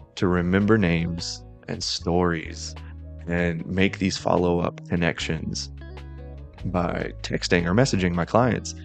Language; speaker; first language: English; native; English